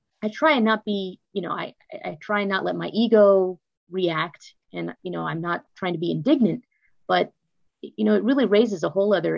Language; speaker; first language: English; native; English